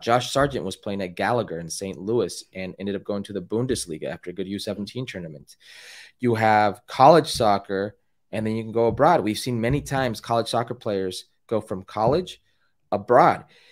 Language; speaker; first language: English; early bilingual, other home language; Spanish